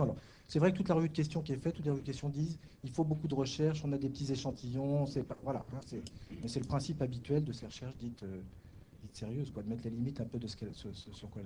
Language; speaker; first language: French; native; French